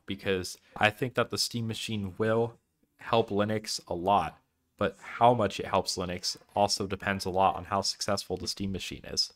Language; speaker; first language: English; native; English